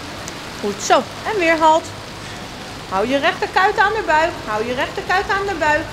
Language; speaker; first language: Dutch; native; Dutch